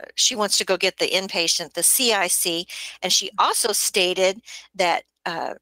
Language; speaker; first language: English; native; English